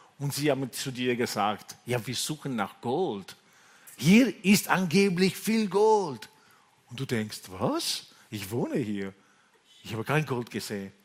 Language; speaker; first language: German; non-native, fluent; Italian